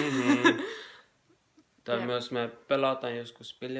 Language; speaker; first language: Finnish; non-native, learner; Persian